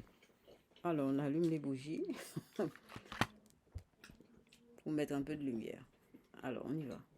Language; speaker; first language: French; native; French